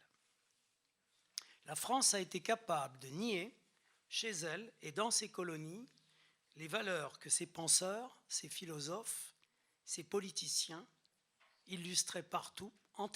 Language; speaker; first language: French; native; French